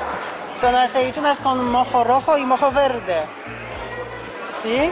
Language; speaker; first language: Spanish; non-native, learner; Polish